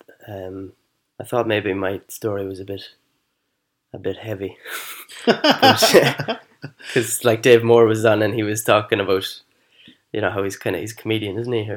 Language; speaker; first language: English; native; English